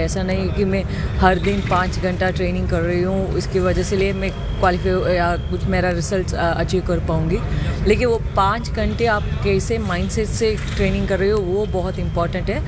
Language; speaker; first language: Hindi; non-native, local second language; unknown